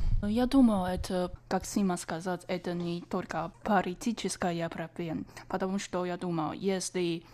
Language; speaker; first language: Russian; non-native, learner; Chinese